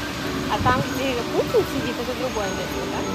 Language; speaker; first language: Russian; native; Russian